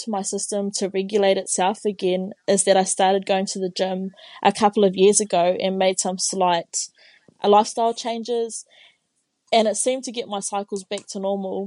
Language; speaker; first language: English; non-native, local second language; Māori